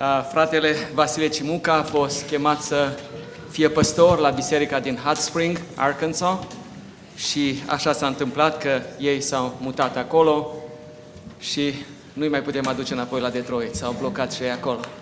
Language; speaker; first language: Romanian; native; Romanian